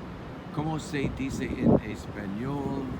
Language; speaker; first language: Spanish; non-native, learner; English